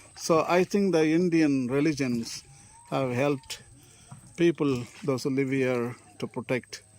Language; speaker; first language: English; non-native, local second language; Tamil